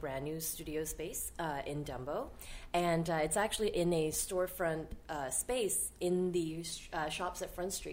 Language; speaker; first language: English; non-native, local second language; Cantonese